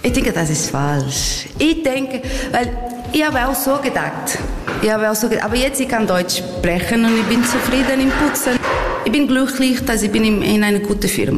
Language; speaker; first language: German; non-native, learner; Portuguese